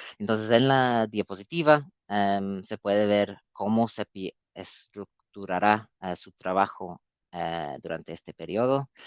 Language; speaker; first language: Spanish; non-native, fluent; English